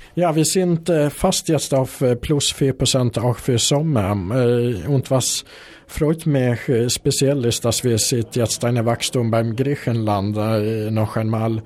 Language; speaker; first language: German; non-native, fluent; Swedish